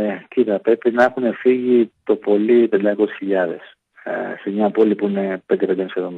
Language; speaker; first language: Greek; native; Greek